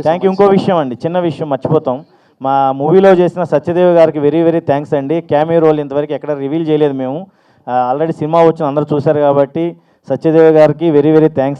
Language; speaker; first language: Telugu; native; Telugu